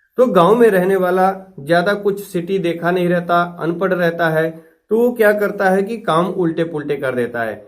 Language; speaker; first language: Hindi; native; Hindi